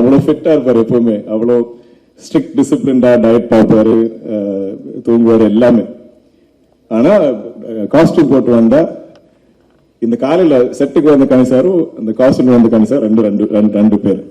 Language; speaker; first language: Tamil; non-native, local second language; Malayalam